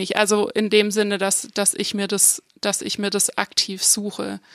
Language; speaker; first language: German; native; German